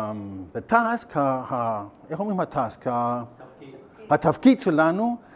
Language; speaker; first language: Hebrew; non-native, learner; German